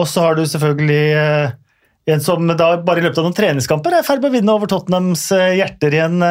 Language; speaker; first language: Norwegian; native; Norwegian